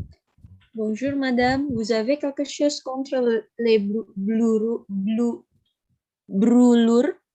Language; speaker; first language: French; non-native, learner; Indonesian